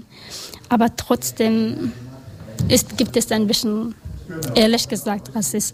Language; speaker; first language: German; non-native, learner; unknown